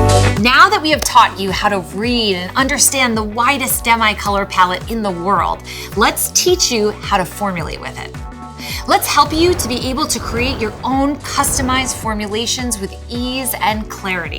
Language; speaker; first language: English; native; English